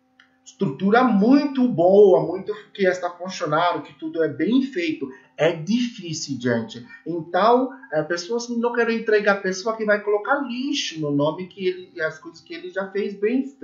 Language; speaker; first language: Portuguese; non-native, learner; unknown